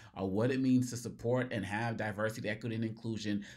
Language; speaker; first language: English; native; English